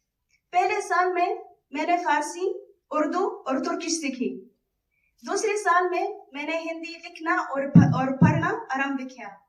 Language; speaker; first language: Hindi; non-native, fluent; Arabic